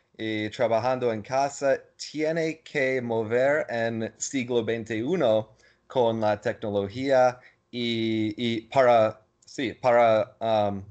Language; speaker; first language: Spanish; non-native, learner; English